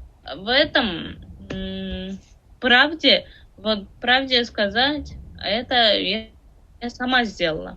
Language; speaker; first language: Russian; non-native, learner; Tajik